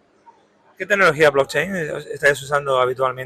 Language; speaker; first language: Spanish; native; Spanish